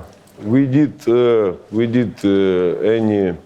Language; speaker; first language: English; non-native, learner; Russian